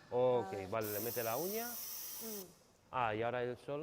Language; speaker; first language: Spanish; native; Spanish